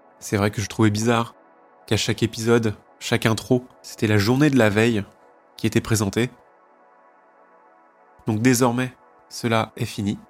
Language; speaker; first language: French; native; French